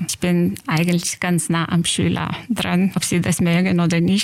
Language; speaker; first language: German; non-native, fluent; Lithuanian